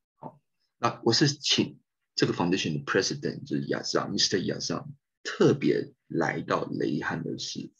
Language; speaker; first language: Chinese; native; Chinese